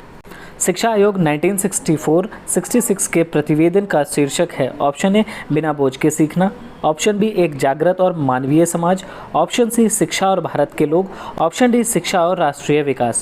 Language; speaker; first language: Hindi; native; Hindi